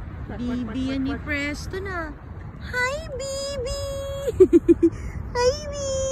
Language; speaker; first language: Filipino; native; Filipino